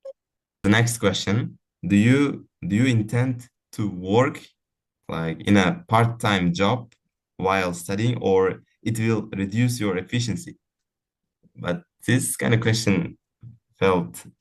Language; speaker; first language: English; non-native, fluent; Uzbek